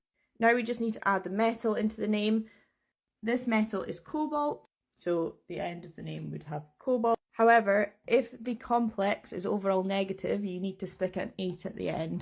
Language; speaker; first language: English; native; English